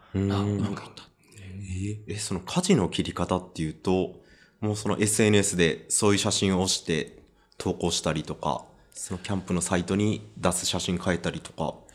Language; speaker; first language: Japanese; native; Japanese